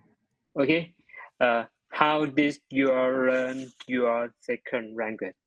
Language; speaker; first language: English; non-native, learner; Chinese